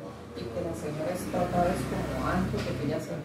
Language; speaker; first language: Spanish; native; Spanish